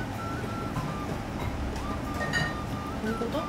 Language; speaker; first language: Japanese; native; Japanese